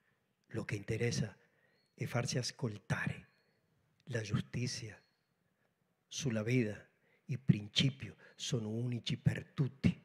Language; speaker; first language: Italian; non-native, learner; Spanish